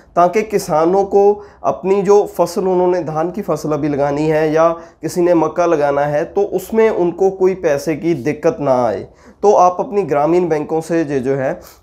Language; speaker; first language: Hindi; non-native, local second language; Punjabi